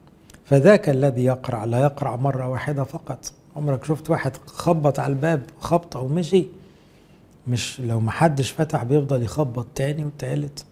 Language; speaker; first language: Arabic; native; Arabic